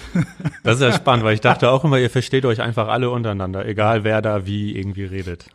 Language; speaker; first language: German; native; German